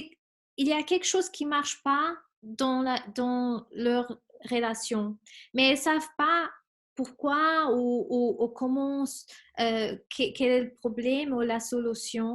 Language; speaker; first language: French; non-native, fluent; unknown